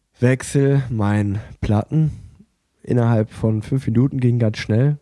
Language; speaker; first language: German; native; German